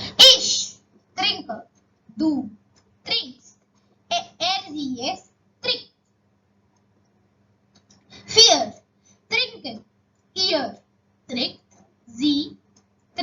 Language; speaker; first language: German; non-native, learner; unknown